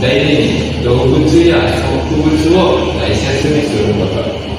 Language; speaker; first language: Japanese; non-native, learner; Indonesian